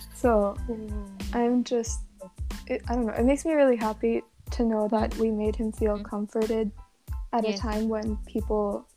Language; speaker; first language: English; non-native, local second language; Cantonese